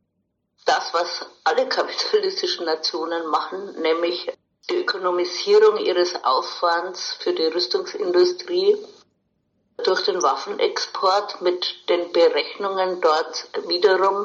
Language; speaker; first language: German; native; German